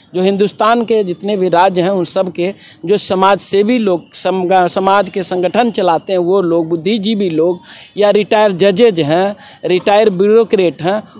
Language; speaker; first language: Hindi; native; Hindi